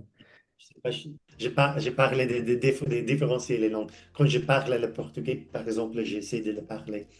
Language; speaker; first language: French; non-native, fluent; English